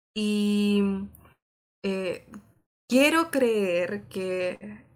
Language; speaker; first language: Spanish; native; Spanish